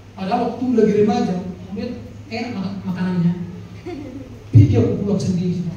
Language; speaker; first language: Indonesian; non-native, local second language; Batak Toba